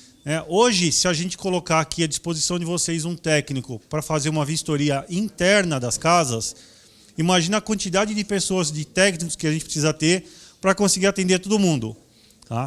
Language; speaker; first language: Portuguese; native; Portuguese